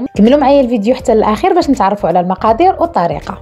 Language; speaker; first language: Arabic; native; Arabic